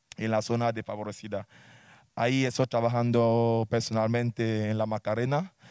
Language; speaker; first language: Spanish; non-native, fluent; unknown